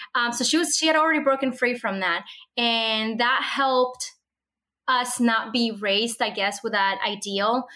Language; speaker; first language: English; early bilingual, other home language; Spanish